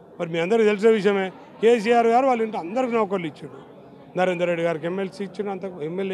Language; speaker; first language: Telugu; native; Telugu